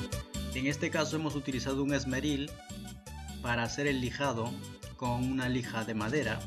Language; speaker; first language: Spanish; native; Spanish